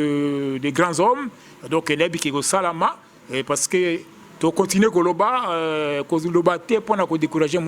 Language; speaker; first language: French; non-native, local second language; Lingala